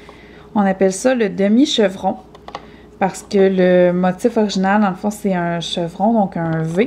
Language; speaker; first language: French; native; French